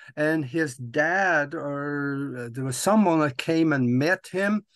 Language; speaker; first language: English; non-native, fluent; Norwegian